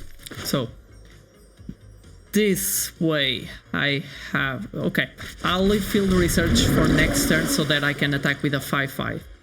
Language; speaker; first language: English; non-native, fluent; Portuguese